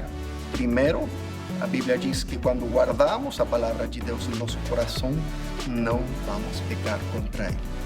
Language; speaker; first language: Portuguese; non-native, fluent; English